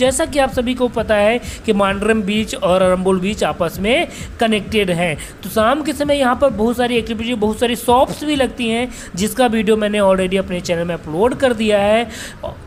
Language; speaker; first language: Hindi; native; Hindi